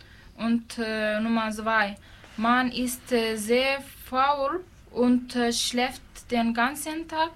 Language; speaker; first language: German; non-native, learner; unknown